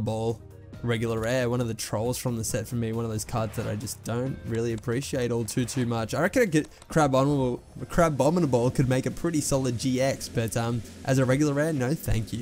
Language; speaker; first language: English; native; English